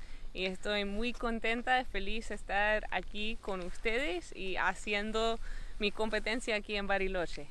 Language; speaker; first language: Spanish; non-native, fluent; English